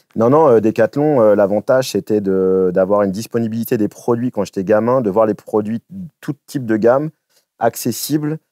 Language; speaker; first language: French; native; French